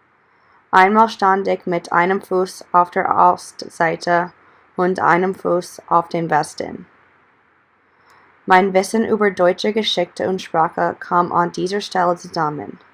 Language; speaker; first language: German; non-native, learner; English